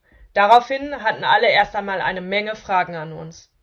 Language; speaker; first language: German; native; German